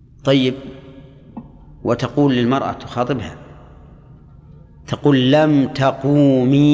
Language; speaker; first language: Arabic; native; Arabic